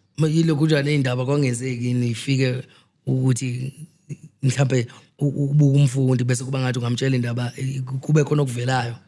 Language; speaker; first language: Zulu; native; Zulu